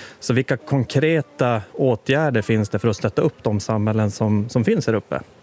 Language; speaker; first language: Swedish; native; Swedish